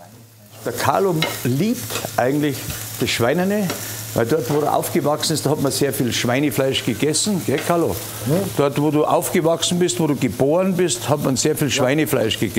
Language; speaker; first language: German; native; German